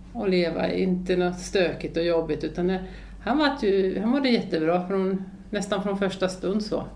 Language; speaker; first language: Swedish; early bilingual, other home language; Finnish